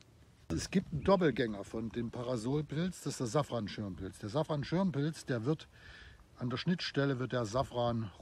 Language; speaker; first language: German; native; German